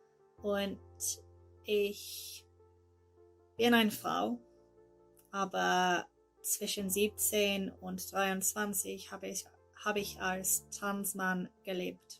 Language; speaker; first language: German; non-native, learner; English